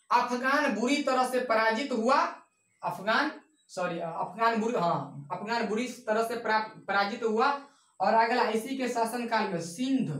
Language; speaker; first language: Hindi; native; Hindi